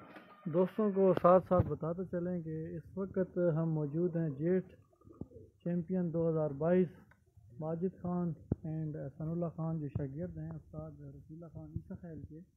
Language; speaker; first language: Hindi; non-native, local second language; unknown